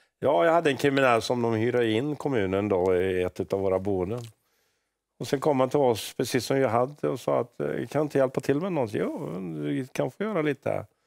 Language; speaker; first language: Swedish; native; Swedish